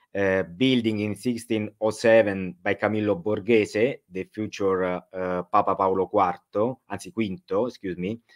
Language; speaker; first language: English; non-native, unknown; Italian